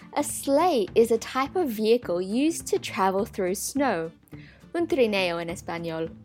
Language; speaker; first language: English; native; English